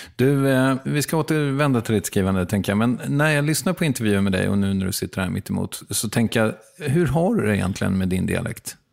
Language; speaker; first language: Swedish; native; Swedish